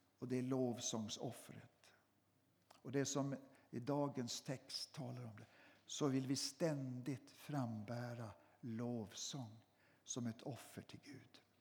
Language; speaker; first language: Swedish; native; Swedish